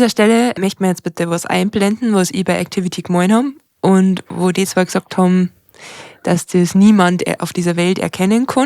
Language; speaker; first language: German; native; German